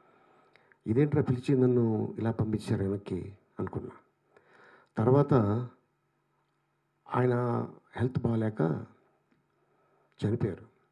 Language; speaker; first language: Telugu; native; Telugu